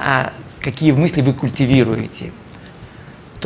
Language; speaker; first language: Russian; native; Russian